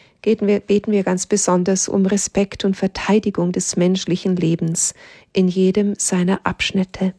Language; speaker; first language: German; native; German